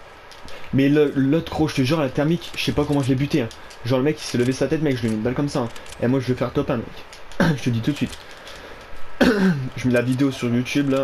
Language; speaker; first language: French; native; French